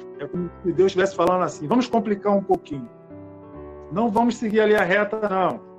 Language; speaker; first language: Portuguese; native; Portuguese